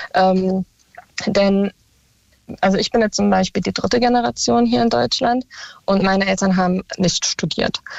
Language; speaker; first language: German; early bilingual, other home language; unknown